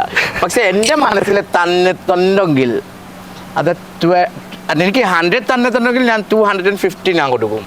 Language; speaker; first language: Malayalam; non-native, learner; Assamese